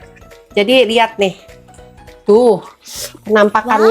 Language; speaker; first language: Indonesian; native; Indonesian